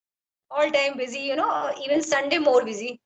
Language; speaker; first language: English; non-native, learner; Hindi